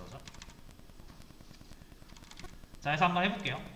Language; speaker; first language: Korean; native; Korean